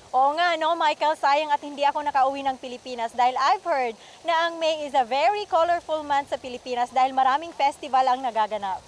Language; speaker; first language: Filipino; non-native, local second language; Bikol